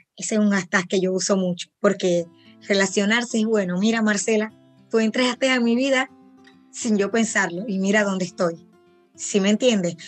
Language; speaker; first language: Spanish; native; Spanish